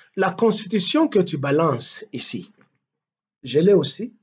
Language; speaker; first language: French; non-native, local second language; Swahili